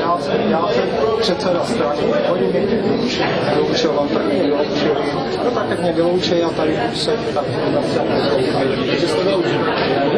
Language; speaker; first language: Czech; non-native, fluent; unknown